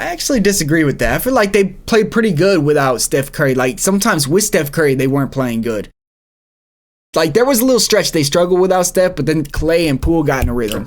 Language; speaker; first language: English; native; English